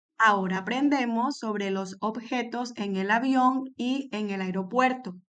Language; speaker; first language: Spanish; native; Spanish